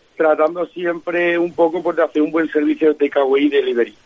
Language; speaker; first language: Spanish; native; Spanish